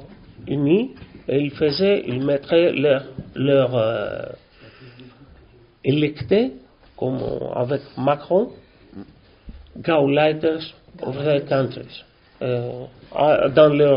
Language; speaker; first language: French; non-native, learner; Greek